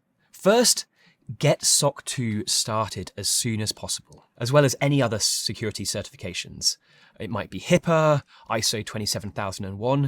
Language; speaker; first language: English; native; English